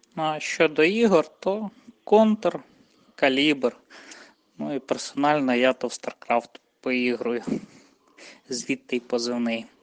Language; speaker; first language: Ukrainian; native; Ukrainian